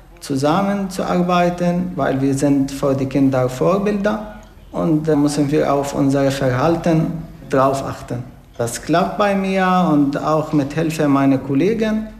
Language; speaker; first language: German; non-native, fluent; Arabic